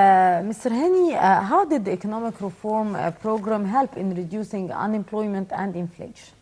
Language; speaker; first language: English; non-native, fluent; Arabic